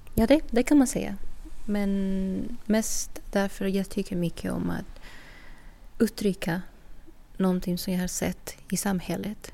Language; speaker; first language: Swedish; non-native, fluent; Spanish